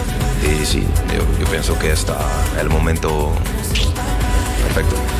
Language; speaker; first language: Spanish; non-native, learner; French